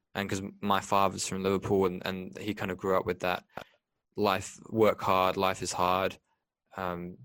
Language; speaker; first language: English; native; English